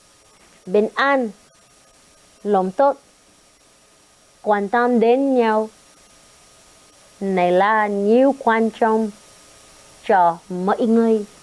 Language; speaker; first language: Vietnamese; non-native, learner; English